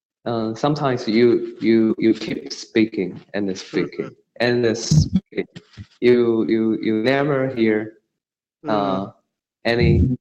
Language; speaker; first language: English; non-native, learner; Chinese